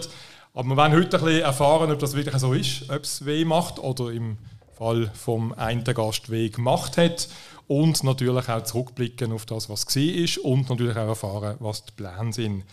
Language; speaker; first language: German; native; German